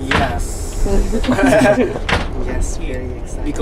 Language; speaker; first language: English; non-native, learner; Japanese